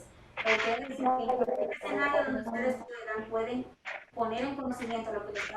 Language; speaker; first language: Spanish; native; Spanish